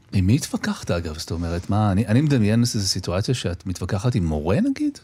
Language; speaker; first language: Hebrew; native; Hebrew